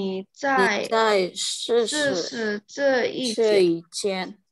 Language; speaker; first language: Chinese; non-native, learner; Indonesian